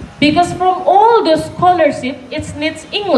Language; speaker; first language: English; non-native, fluent; Indonesian